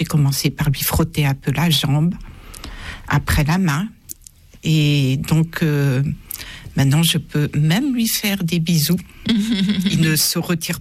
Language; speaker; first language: French; native; French